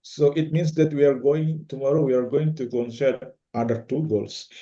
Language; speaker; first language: English; non-native, fluent; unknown